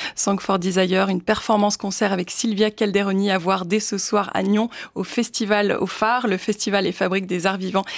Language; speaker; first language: French; native; French